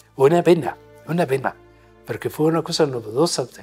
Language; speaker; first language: Spanish; non-native, fluent; Arabic